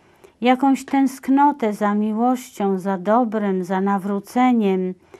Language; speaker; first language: Polish; native; Polish